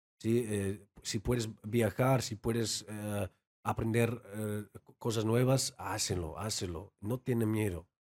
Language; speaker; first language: Spanish; non-native, learner; Dutch